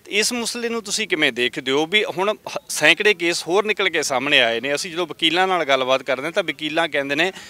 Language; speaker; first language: Punjabi; native; Punjabi